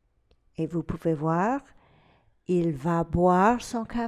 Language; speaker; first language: French; non-native, fluent; English